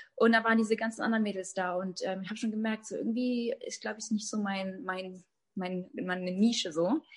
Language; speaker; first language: German; native; German